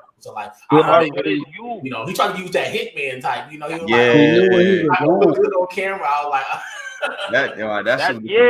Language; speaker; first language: English; native; English